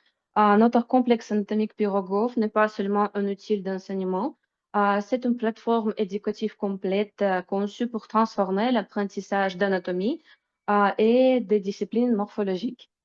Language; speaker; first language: French; non-native, fluent; Russian